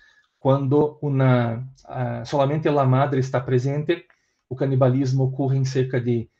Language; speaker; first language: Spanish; non-native, learner; Portuguese